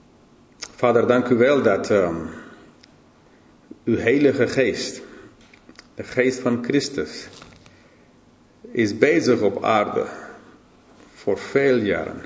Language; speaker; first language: Dutch; non-native, fluent; English